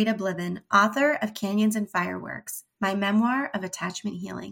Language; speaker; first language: English; early bilingual, other home language; Spanish